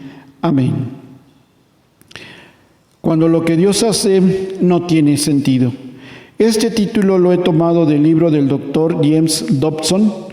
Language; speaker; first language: Spanish; native; Spanish